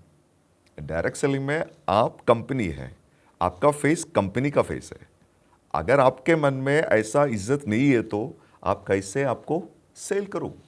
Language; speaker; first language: Hindi; non-native, local second language; Malayalam